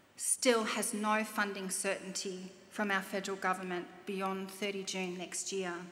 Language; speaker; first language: English; native; English